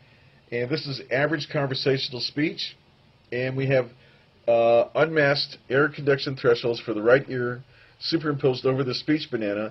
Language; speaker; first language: English; native; English